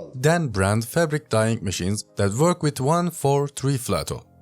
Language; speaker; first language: English; non-native, fluent; Turkish